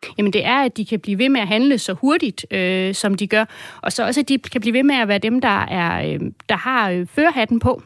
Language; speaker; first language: Danish; native; Danish